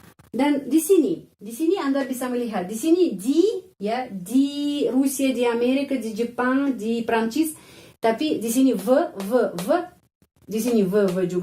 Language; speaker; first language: Indonesian; non-native, fluent; Russian